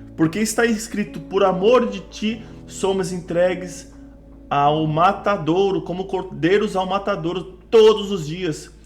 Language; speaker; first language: Portuguese; native; Portuguese